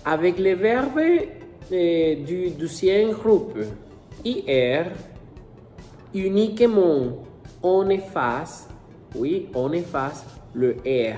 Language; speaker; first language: French; non-native, fluent; Spanish